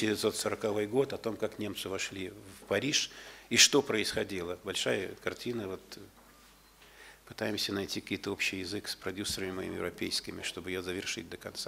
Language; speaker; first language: Russian; native; Russian